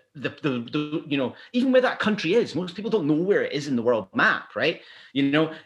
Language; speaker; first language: English; native; English